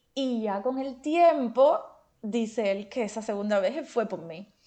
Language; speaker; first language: Spanish; native; Spanish